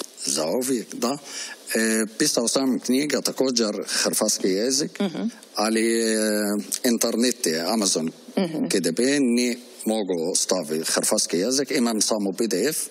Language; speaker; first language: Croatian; non-native, learner; Arabic